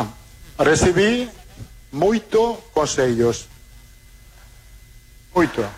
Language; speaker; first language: Portuguese; non-native, fluent; Italian